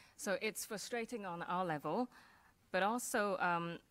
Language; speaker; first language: English; non-native, local second language; Cantonese